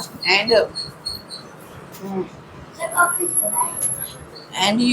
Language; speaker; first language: English; non-native, learner; Hindi